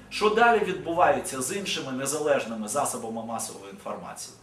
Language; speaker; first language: Ukrainian; native; Ukrainian